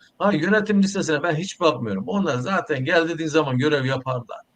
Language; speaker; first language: Turkish; native; Turkish